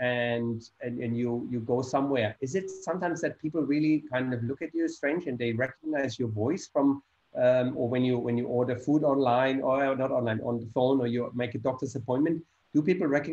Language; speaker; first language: English; non-native, fluent; German